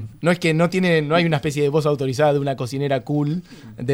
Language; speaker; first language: Spanish; native; Spanish